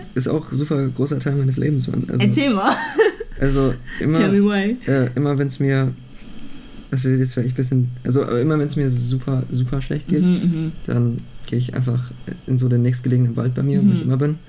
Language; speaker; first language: German; native; German